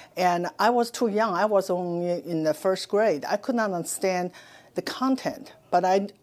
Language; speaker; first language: English; non-native, fluent; Chinese